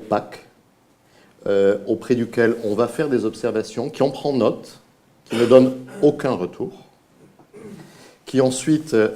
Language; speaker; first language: French; native; French